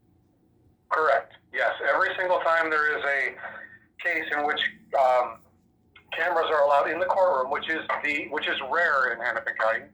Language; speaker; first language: English; native; English